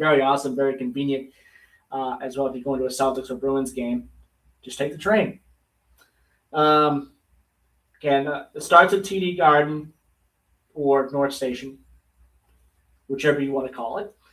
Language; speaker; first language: English; native; English